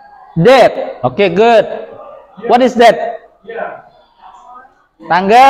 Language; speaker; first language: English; non-native, local second language; Indonesian